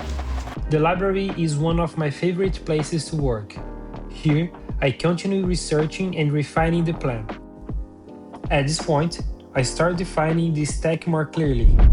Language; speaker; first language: English; non-native, fluent; Portuguese